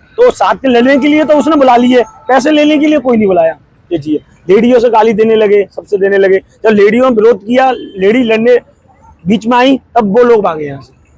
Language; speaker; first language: Hindi; native; Hindi